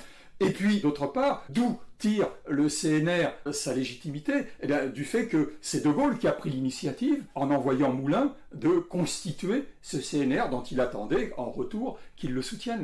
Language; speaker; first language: French; native; French